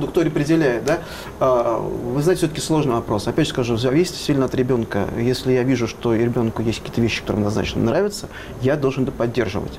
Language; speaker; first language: Russian; native; Russian